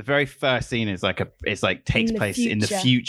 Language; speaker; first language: English; native; English